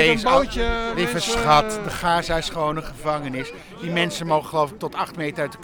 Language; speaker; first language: Dutch; native; Dutch